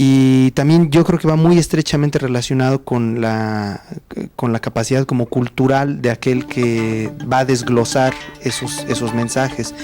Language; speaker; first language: Spanish; native; Spanish